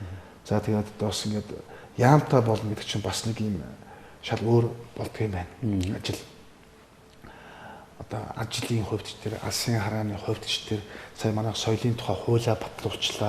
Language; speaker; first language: Mongolian; native; Mongolian